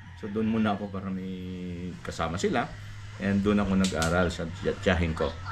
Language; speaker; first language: Filipino; non-native, local second language; Hiligaynon